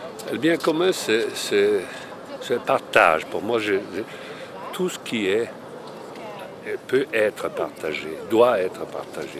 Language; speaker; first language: French; non-native, fluent; Italian